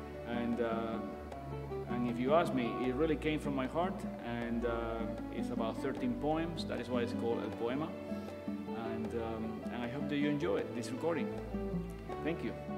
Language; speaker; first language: English; non-native, fluent; Spanish